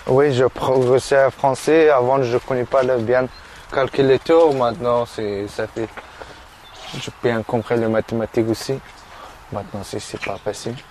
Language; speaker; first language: French; non-native, learner; Persian